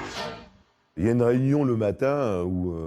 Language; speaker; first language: French; native; French